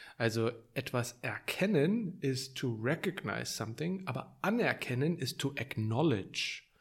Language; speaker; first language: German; native; German